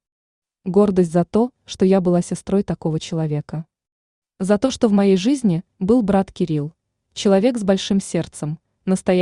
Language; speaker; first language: Russian; native; Russian